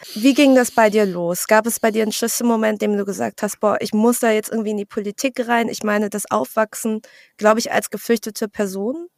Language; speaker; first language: German; early bilingual, other home language; Vietnamese